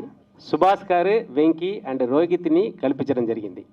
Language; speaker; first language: Telugu; native; Telugu